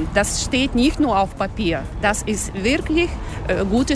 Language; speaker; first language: German; non-native, fluent; Ukrainian